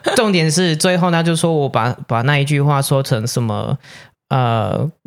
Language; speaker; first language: Chinese; non-native, fluent; English